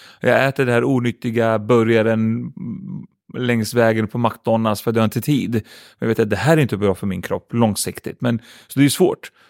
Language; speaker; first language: Swedish; early bilingual, other home language; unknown